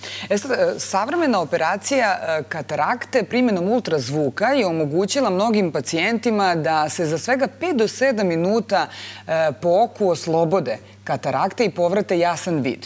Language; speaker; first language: Bosnian; native; Bosnian